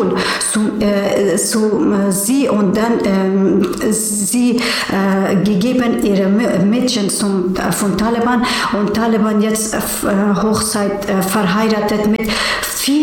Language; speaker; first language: German; non-native, learner; Persian